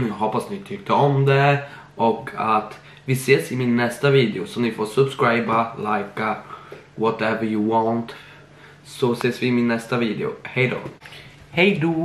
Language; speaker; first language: Swedish; early bilingual, other home language; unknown